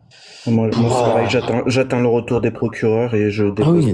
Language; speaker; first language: French; native; French